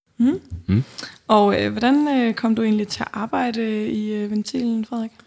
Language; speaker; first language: Danish; native; Danish